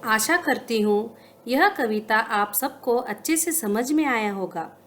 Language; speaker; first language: Hindi; non-native, local second language; Kannada